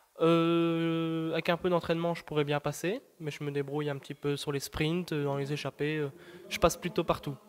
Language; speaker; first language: French; native; French